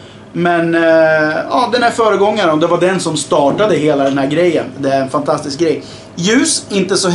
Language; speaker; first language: Swedish; native; Swedish